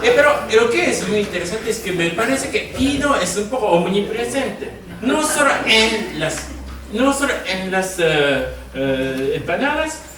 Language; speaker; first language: Spanish; non-native, fluent; Japanese